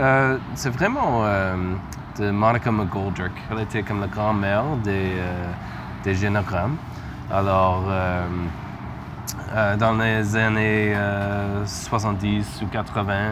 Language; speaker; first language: French; non-native, learner; English